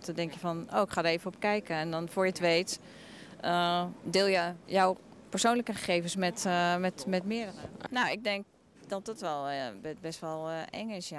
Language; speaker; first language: Dutch; native; Dutch